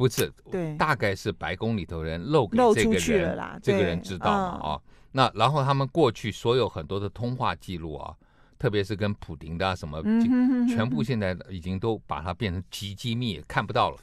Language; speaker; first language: Chinese; native; Chinese